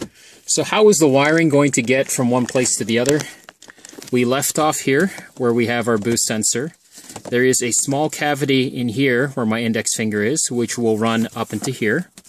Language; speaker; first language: English; native; English